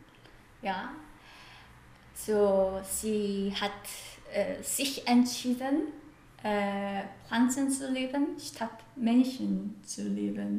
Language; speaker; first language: German; non-native, fluent; Korean